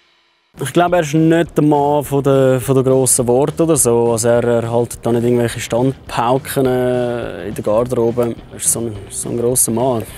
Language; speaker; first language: German; native; German